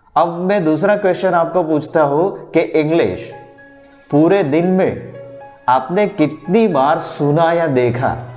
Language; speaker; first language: Hindi; non-native, local second language; Gujarati